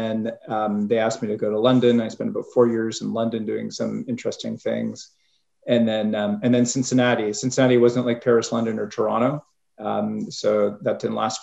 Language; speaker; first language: English; native; English